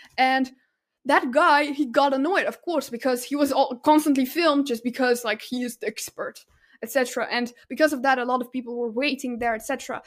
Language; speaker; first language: English; non-native, fluent; Russian